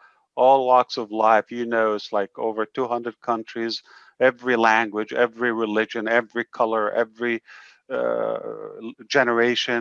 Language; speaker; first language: English; non-native, fluent; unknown